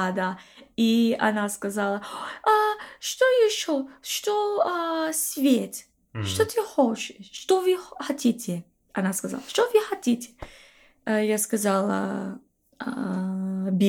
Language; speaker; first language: Russian; non-native, learner; English